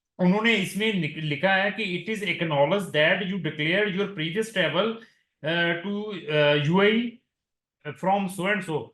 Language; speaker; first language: Hindi; non-native, local second language; Punjabi